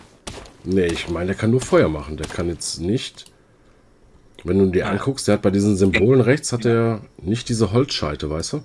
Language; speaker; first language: German; native; German